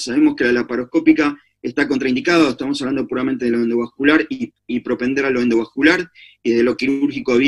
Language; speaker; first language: Spanish; native; Spanish